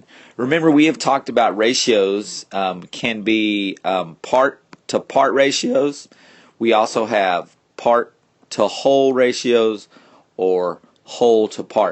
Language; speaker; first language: English; native; English